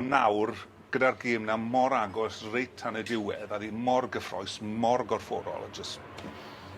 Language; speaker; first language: Welsh; native; Welsh